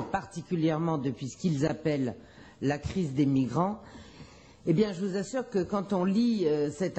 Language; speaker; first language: French; native; French